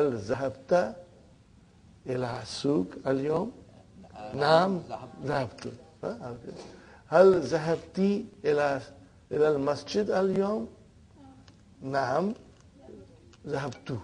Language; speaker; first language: Arabic; non-native, fluent; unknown